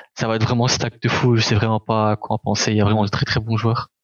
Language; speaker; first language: French; native; French